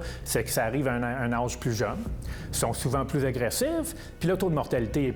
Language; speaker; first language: French; native; French